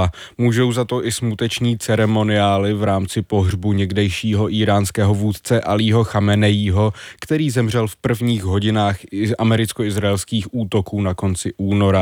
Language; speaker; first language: Czech; native; Czech